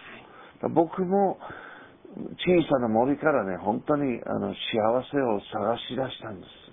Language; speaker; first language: Japanese; non-native, fluent; English